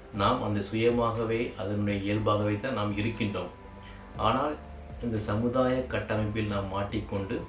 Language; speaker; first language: Tamil; native; Tamil